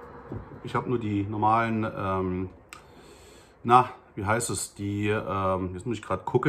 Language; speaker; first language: German; native; German